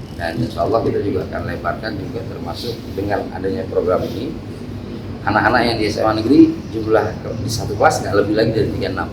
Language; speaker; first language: Indonesian; non-native, local second language; Minangkabau